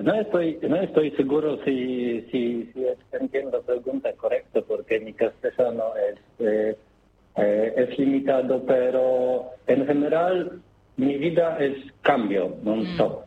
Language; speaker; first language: Spanish; non-native, learner; Polish